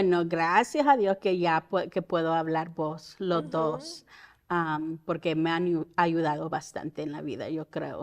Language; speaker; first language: Spanish; early bilingual, heritage; Spanish